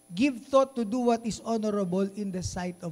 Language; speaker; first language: English; non-native, local second language; Filipino